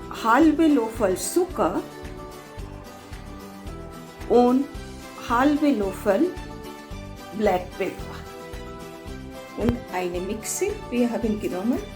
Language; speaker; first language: German; non-native, learner; Hindi